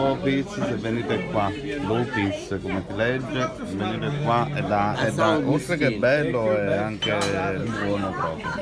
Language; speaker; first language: Italian; native; Italian